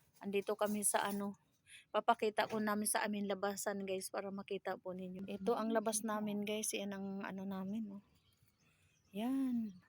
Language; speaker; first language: Filipino; non-native, local second language; Cebuano